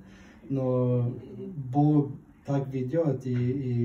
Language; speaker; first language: Russian; non-native, fluent; English